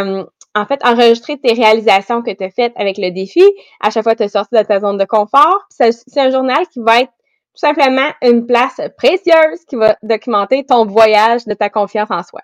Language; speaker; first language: French; native; French